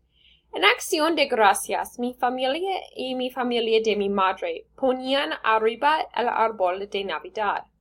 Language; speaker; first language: Spanish; non-native, learner; English